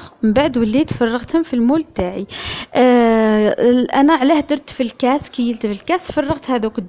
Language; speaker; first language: Arabic; native; Arabic